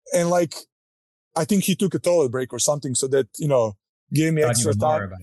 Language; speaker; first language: English; non-native, fluent; Croatian